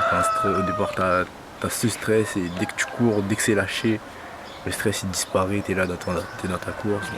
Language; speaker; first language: French; native; French